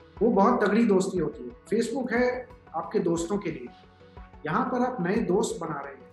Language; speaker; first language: Hindi; native; Hindi